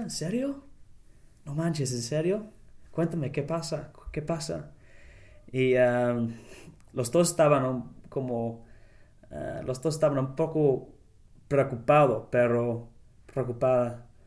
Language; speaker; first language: Spanish; non-native, learner; English